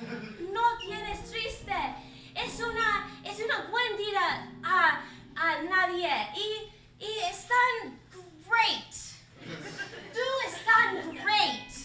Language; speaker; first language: Spanish; non-native, learner; English